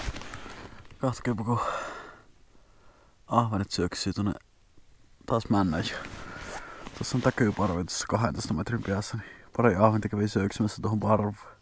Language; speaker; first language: Finnish; native; Finnish